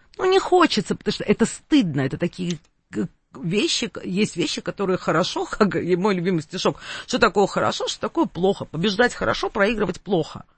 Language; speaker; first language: Russian; non-native, local second language; Armenian